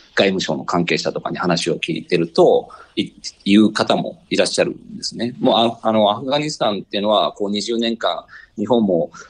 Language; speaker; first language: Japanese; native; Japanese